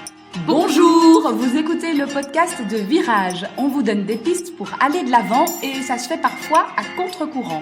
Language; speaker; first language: French; native; French